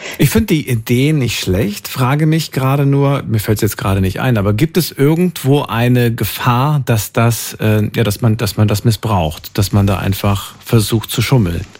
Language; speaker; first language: German; native; German